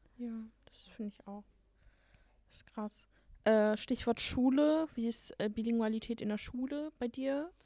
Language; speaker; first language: German; native; German